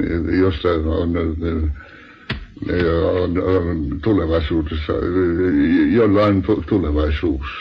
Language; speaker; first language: Finnish; non-native, local second language; Swedish